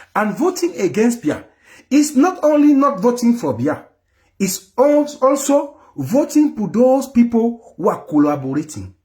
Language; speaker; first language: English; non-native, local second language; French